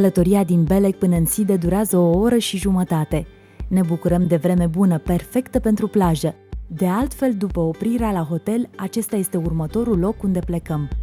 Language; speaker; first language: Romanian; native; Romanian